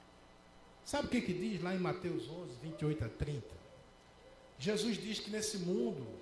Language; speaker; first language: Portuguese; native; Portuguese